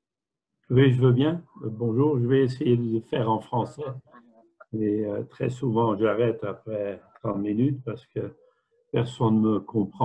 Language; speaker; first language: French; non-native, fluent; Dutch